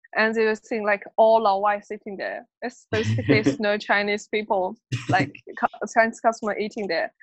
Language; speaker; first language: English; non-native, fluent; Chinese